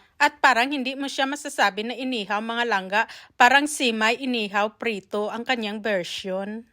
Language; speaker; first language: Filipino; non-native, local second language; Hiligaynon